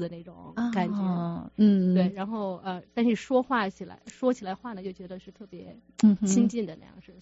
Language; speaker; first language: Chinese; native; Chinese